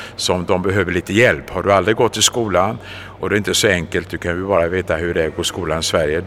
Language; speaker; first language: Swedish; native; Swedish